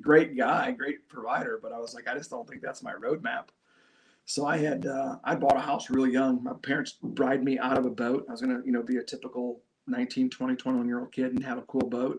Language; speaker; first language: English; native; English